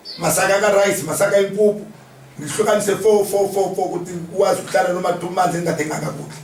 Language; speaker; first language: Zulu; non-native, local second language; Northern Sotho